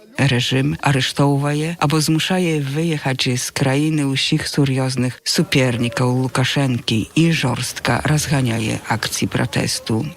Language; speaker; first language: Belarusian; native; Belarusian